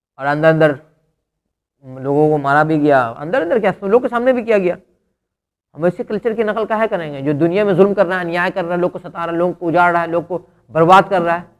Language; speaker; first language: Urdu; native; Urdu